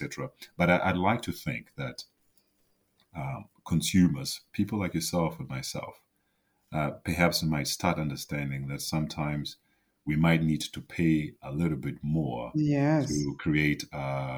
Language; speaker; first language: English; non-native, local second language; Shona